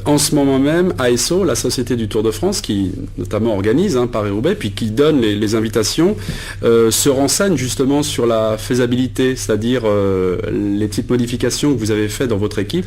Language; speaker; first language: French; native; French